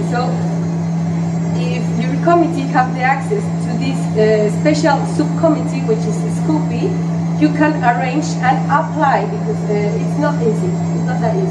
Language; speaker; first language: English; non-native, fluent; Spanish